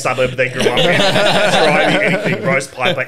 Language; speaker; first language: English; early bilingual, other home language; Greek